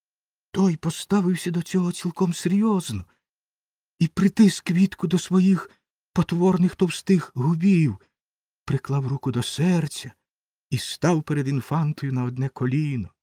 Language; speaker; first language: Ukrainian; native; Ukrainian